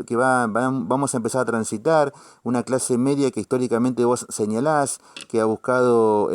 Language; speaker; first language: Spanish; native; Spanish